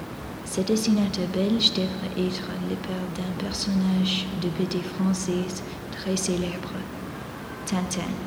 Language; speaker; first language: French; non-native, fluent; Greek